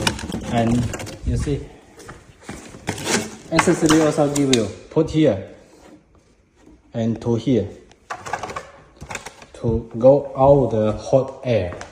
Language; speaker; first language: English; non-native, learner; Chinese